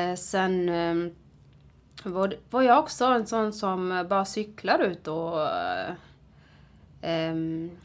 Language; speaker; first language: Swedish; non-native, fluent; Tigrinya